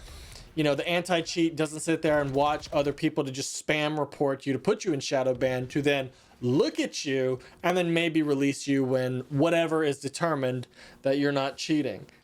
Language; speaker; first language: English; native; English